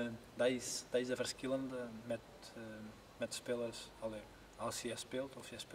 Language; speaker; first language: Dutch; non-native, learner; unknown